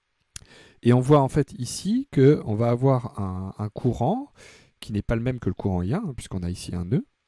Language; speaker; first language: French; native; French